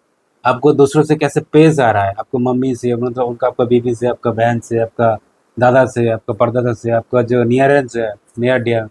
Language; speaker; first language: Hindi; non-native, local second language; Bangla